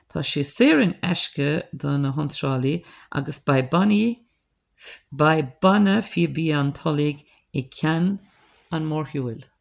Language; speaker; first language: Irish; non-native, local second language; English